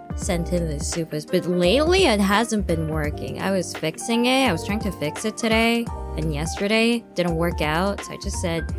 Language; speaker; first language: English; native; English